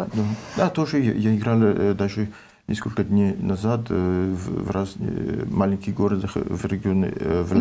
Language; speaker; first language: Russian; non-native, learner; French